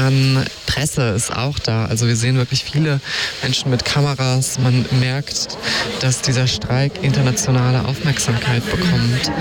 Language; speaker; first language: German; native; German